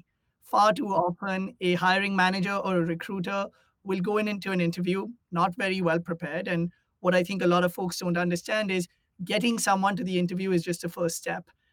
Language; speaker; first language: English; non-native, local second language; Hindi